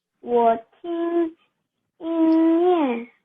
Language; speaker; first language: Chinese; non-native, learner; Korean